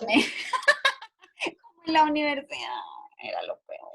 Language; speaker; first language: Spanish; native; Spanish